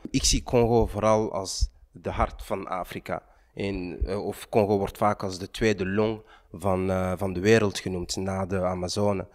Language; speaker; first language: Dutch; early bilingual, other home language; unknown